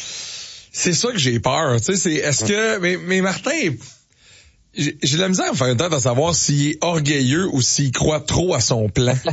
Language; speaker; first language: French; native; French